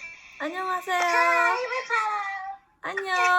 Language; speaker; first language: Korean; non-native, learner; Filipino